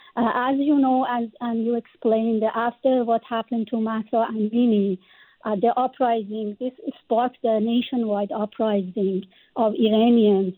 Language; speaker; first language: English; non-native, fluent; Persian